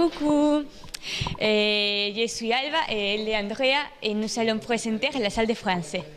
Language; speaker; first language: French; non-native, learner; Spanish